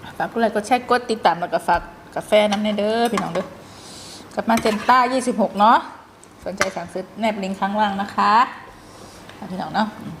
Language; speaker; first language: Thai; native; Thai